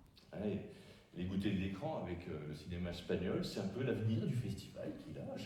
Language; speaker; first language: French; native; French